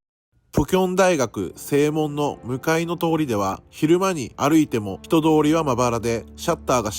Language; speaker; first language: Japanese; native; Japanese